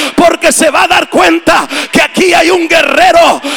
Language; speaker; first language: Spanish; native; Spanish